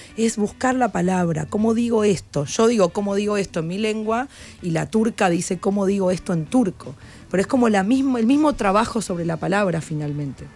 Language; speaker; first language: Spanish; native; Spanish